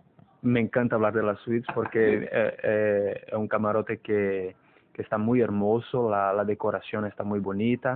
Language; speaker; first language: Spanish; non-native, fluent; Portuguese